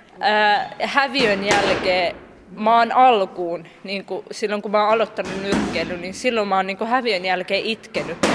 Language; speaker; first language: Finnish; early bilingual, other home language; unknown